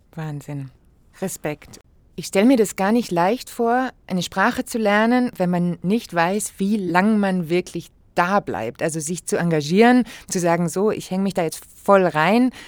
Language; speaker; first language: German; native; German